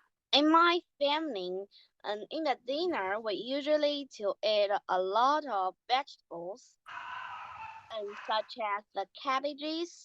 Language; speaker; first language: English; non-native, learner; Chinese